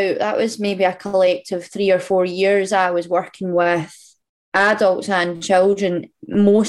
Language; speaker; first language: English; native; English